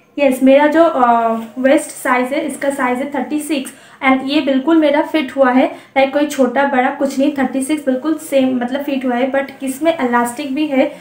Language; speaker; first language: Hindi; non-native, local second language; Bangla